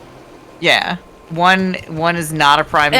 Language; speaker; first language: English; native; English